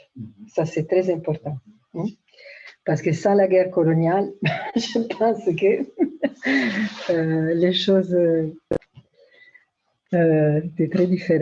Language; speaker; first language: French; non-native, fluent; Italian